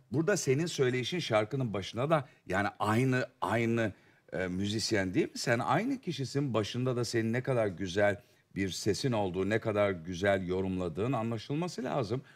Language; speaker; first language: Turkish; native; Turkish